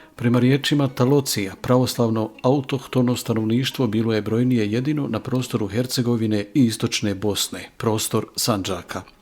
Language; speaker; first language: Bosnian; native; Bosnian